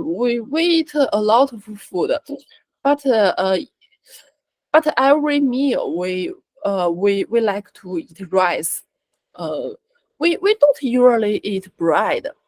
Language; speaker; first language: English; non-native, learner; Chinese